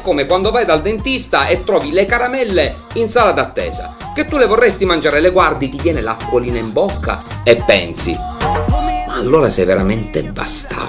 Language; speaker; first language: Italian; native; Italian